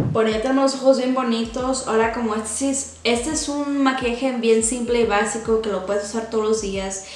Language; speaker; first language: Spanish; early bilingual, heritage; Spanish